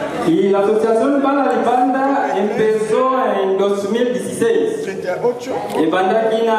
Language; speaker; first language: Spanish; non-native, learner; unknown